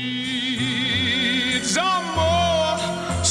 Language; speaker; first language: English; native; English